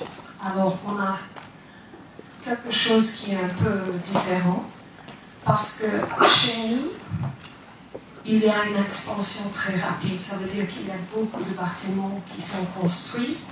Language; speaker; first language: French; non-native, fluent; English